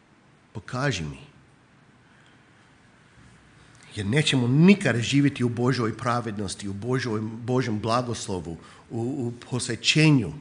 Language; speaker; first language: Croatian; non-native, fluent; English